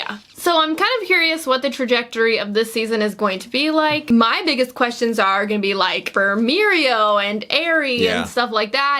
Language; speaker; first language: English; native; English